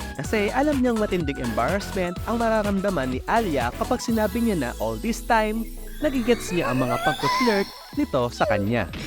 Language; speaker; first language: Filipino; native; Filipino